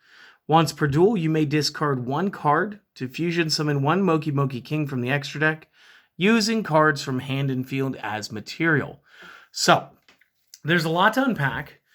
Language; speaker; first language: English; native; English